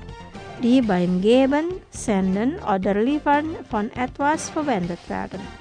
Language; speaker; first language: German; non-native, fluent; Indonesian